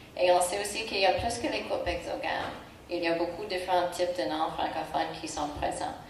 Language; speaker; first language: French; non-native, local second language; English